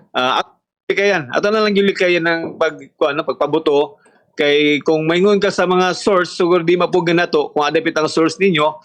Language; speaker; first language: Cebuano; native; Cebuano